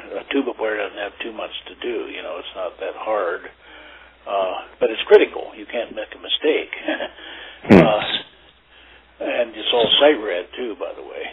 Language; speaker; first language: English; native; English